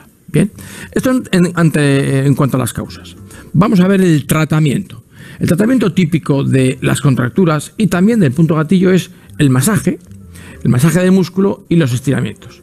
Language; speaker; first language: Spanish; native; Spanish